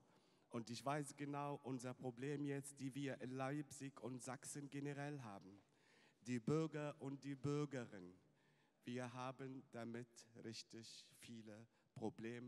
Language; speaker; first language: German; non-native, fluent; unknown